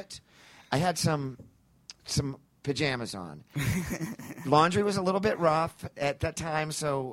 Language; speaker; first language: English; native; English